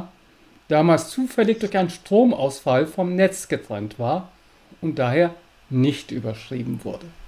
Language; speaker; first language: German; native; German